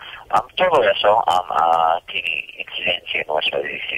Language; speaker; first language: Spanish; non-native, fluent; English